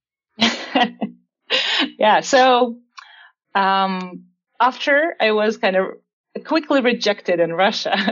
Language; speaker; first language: English; non-native, fluent; Russian